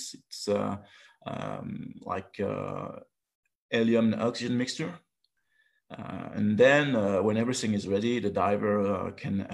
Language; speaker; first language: English; non-native, fluent; French